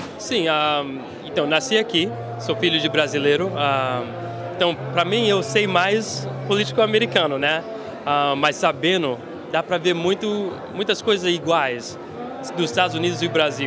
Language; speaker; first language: Portuguese; early bilingual, heritage; Portuguese